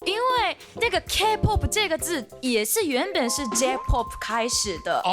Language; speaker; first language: Chinese; non-native, fluent; Japanese